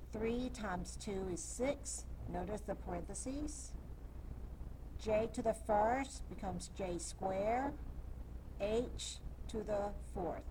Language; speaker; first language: English; native; English